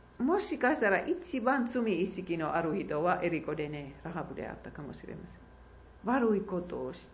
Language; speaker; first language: Japanese; non-native, fluent; Finnish